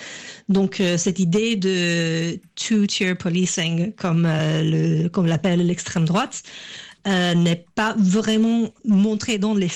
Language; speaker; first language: French; non-native, fluent; English